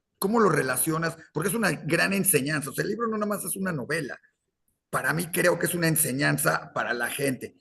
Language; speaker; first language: Spanish; native; Spanish